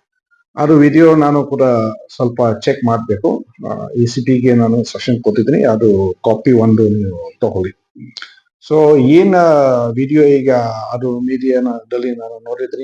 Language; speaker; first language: Kannada; non-native, learner; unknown